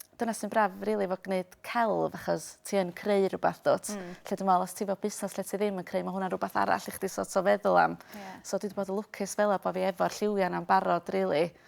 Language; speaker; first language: Welsh; native; Welsh